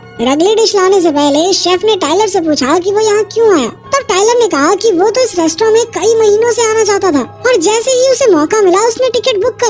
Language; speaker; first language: Hindi; native; Hindi